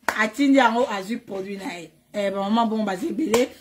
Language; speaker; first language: French; non-native, local second language; Lingala